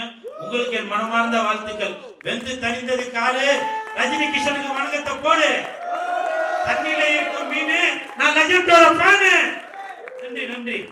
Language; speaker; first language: Tamil; native; Tamil